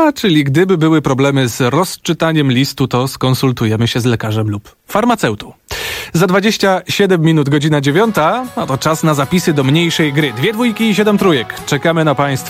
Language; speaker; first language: Polish; native; Polish